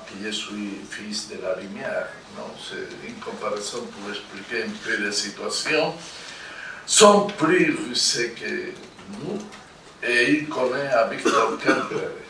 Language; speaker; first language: French; non-native, fluent; Spanish